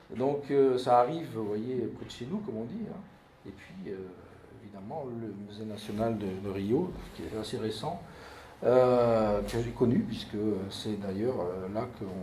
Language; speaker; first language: French; native; French